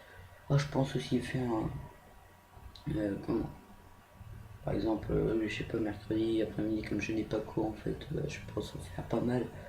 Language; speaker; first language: French; native; French